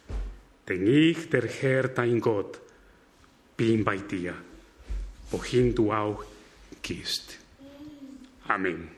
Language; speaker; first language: German; non-native, fluent; Spanish